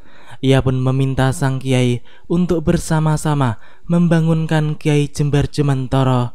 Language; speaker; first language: Indonesian; native; Indonesian